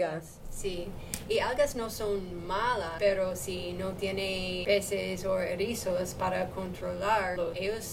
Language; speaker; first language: Spanish; non-native, learner; English